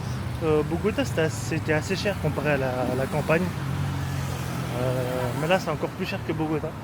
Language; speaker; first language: French; native; French